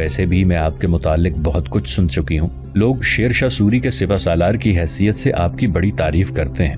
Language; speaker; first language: Urdu; native; Urdu